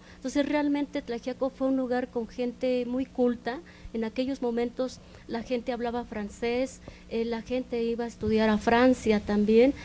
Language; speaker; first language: Spanish; native; Spanish